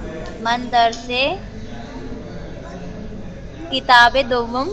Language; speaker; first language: Persian; non-native, learner; Urdu